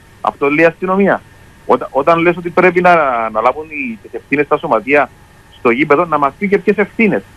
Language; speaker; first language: Greek; native; Greek